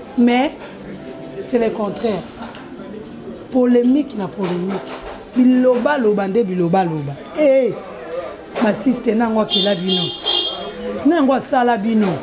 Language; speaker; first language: Lingala; non-native, local second language; Luba-Lulua